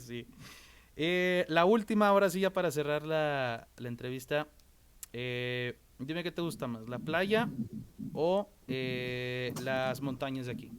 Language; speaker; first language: Spanish; native; Spanish